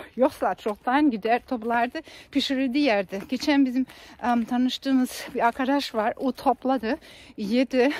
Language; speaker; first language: Turkish; non-native, fluent; German